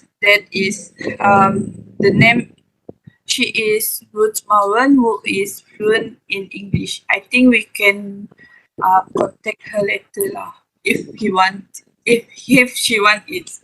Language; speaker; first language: English; non-native, learner; Malay